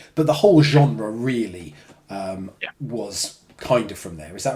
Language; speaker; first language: English; native; English